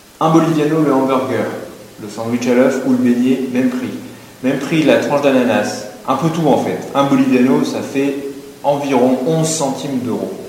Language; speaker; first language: French; native; French